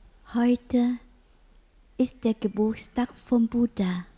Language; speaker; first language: German; non-native, learner; Vietnamese